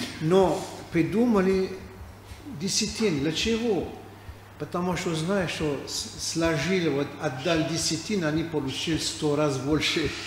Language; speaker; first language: Russian; non-native, fluent; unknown